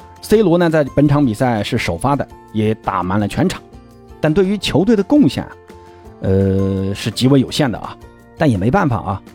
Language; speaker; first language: Chinese; native; Chinese